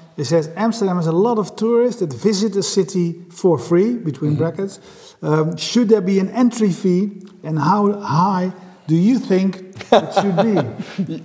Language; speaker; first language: English; non-native, fluent; Dutch